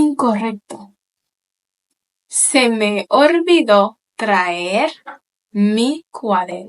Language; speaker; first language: Spanish; non-native, fluent; Haitian Creole